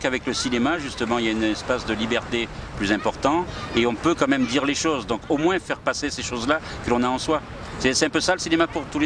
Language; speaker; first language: French; native; French